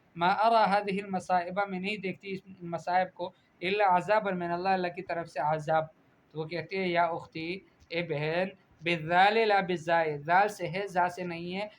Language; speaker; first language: Urdu; native; Urdu